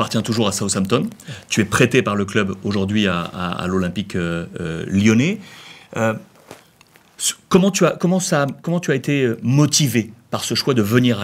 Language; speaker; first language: French; native; French